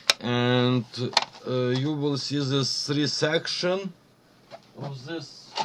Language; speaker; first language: English; non-native, learner; Ukrainian